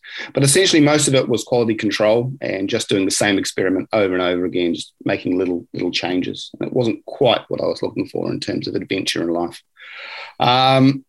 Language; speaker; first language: English; native; English